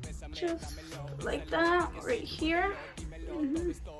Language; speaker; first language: English; early bilingual, other home language; Spanish